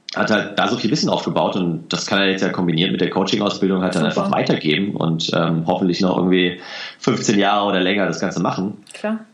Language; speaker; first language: German; native; German